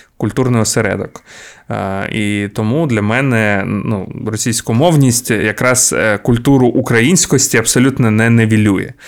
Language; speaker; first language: Ukrainian; non-native, local second language; Russian